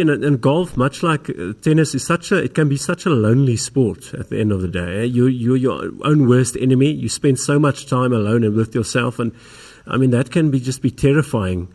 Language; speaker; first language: English; non-native, local second language; Afrikaans